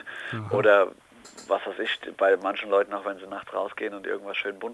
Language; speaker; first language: German; native; German